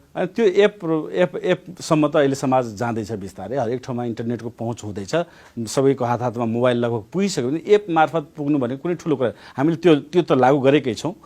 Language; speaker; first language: Nepali; non-native, local second language; Maithili